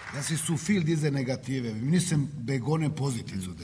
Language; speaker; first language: German; non-native, learner; Serbian